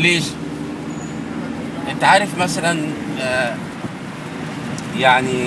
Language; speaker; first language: Arabic; native; Arabic